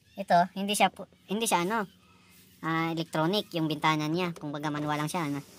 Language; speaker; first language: Filipino; non-native, local second language; Cebuano